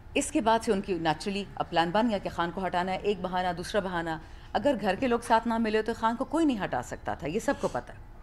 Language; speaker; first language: Urdu; non-native, local second language; Pashto